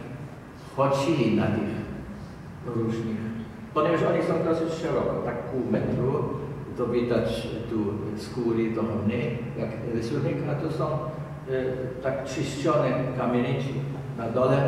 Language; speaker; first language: Polish; non-native, learner; German